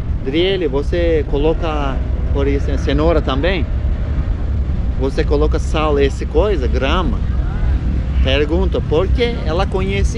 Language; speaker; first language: Portuguese; non-native, learner; Turkish